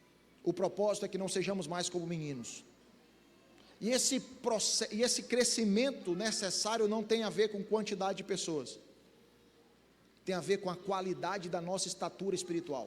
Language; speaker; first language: Portuguese; native; Portuguese